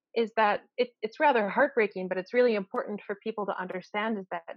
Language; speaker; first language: English; native; English